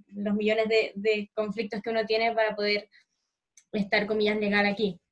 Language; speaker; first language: Spanish; native; Spanish